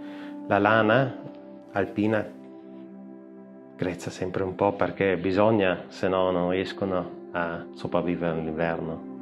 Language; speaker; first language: Italian; non-native, local second language; German